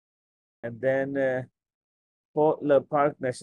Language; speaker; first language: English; non-native, fluent; Bangla